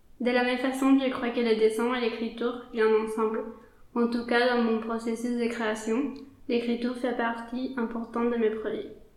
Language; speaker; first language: French; non-native, fluent; Spanish